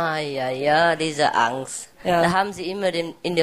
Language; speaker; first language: German; non-native, learner; Vietnamese